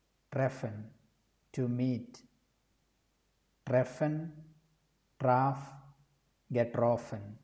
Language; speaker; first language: German; non-native, fluent; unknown